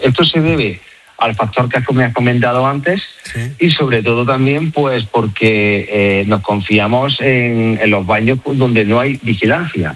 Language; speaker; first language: Spanish; native; Spanish